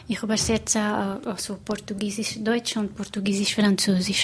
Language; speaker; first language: German; non-native, fluent; Portuguese